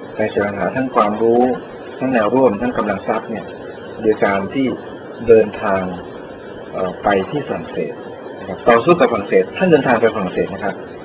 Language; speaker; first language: Thai; native; Thai